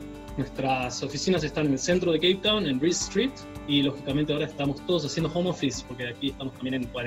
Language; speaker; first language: Spanish; native; Spanish